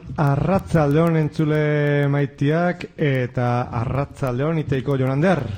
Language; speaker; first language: Basque; native; Basque